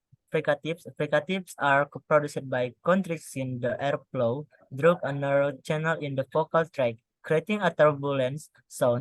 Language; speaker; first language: English; non-native, learner; Indonesian